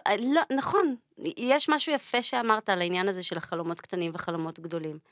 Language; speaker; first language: Hebrew; native; Hebrew